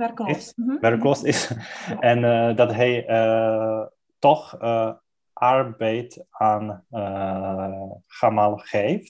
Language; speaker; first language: Dutch; non-native, learner; Czech